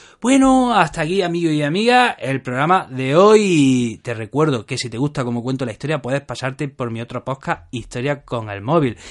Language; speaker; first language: Spanish; native; Spanish